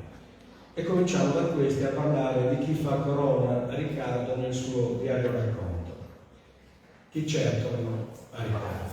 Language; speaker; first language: Italian; native; Italian